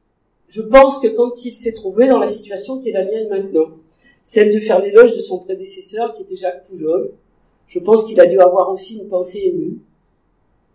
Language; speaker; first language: French; native; French